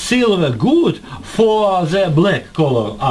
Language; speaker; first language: English; non-native, learner; Russian